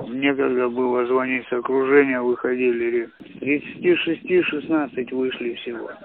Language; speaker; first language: Russian; native; Russian